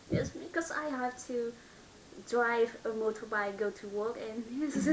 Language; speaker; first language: English; non-native, learner; Vietnamese